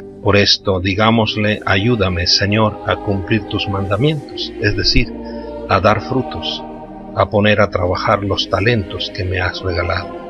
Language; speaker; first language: Spanish; native; Spanish